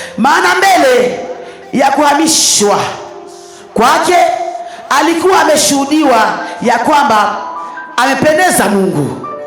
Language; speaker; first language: Swahili; non-native, local second language; Nande